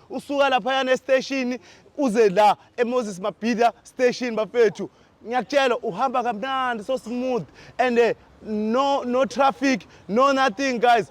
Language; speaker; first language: Zulu; native; Zulu